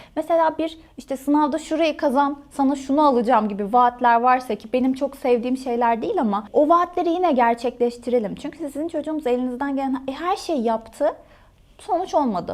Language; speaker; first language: Turkish; native; Turkish